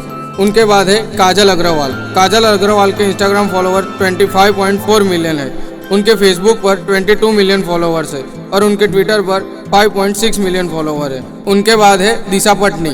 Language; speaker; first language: Hindi; native; Hindi